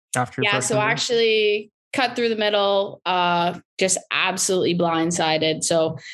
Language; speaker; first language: English; native; English